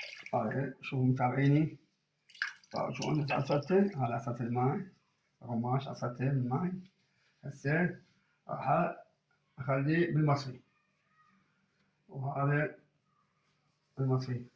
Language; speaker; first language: Arabic; native; Arabic